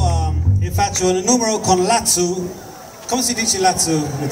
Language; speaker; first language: Italian; non-native, learner; English